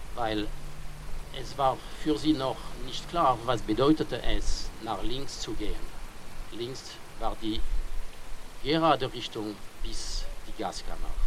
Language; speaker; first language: German; non-native, fluent; French